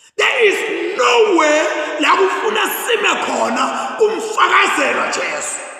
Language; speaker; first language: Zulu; non-native, local second language; Swati